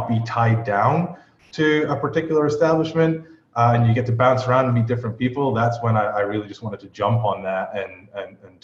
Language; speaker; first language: English; native; English